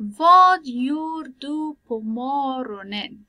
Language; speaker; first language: Swedish; non-native, fluent; Persian